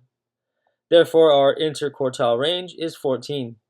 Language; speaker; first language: English; native; English